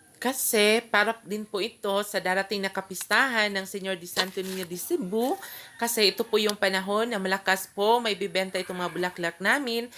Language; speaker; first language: Filipino; non-native, local second language; Cebuano